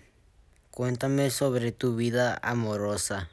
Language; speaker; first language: Spanish; early bilingual, heritage; Spanish